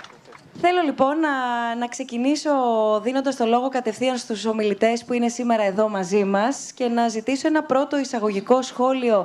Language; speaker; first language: Greek; native; Greek